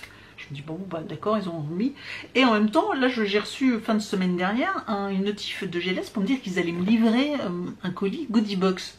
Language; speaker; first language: French; native; French